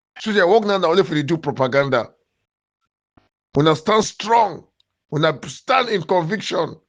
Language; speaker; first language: Nigerian Pidgin; native; Nigerian Pidgin